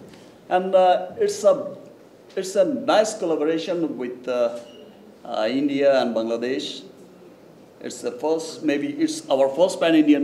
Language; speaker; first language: English; non-native, learner; Bangla